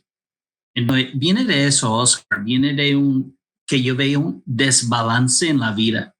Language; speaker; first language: Spanish; non-native, fluent; English